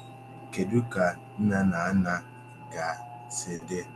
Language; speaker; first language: Igbo; non-native, learner; English